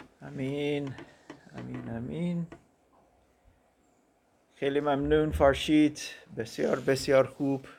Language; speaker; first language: Persian; non-native, learner; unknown